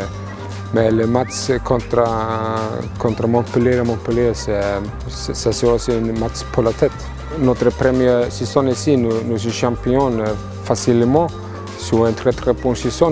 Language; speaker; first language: French; non-native, learner; Icelandic